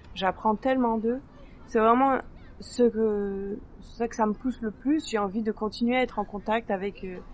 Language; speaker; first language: French; native; French